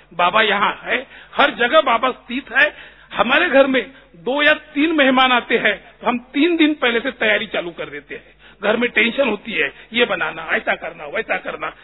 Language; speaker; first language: Hindi; native; Hindi